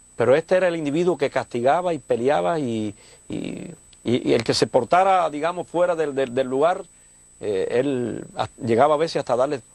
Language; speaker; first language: Spanish; native; Spanish